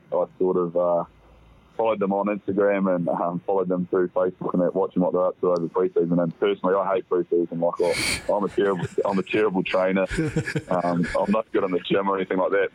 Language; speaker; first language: English; native; English